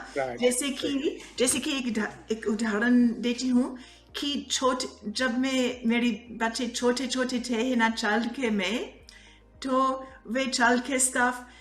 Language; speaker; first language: Hindi; non-native, fluent; English